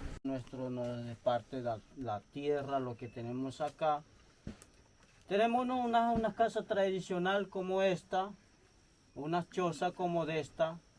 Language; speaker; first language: Spanish; non-native, local second language; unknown